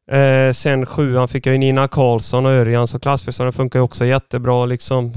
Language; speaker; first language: Swedish; early bilingual, other home language; Bosnian